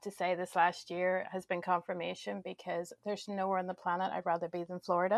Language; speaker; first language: English; native; English